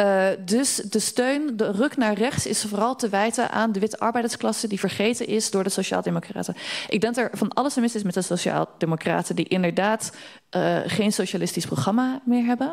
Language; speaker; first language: Dutch; native; Dutch